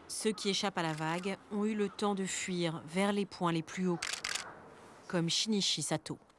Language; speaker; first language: French; native; French